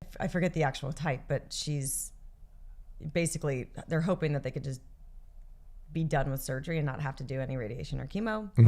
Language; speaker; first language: English; native; English